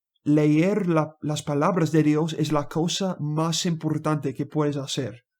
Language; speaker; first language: Spanish; non-native, learner; English